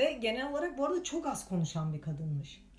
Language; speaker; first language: Turkish; non-native, fluent; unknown